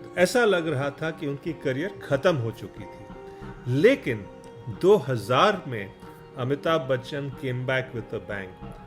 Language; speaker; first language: Hindi; non-native, local second language; Tamil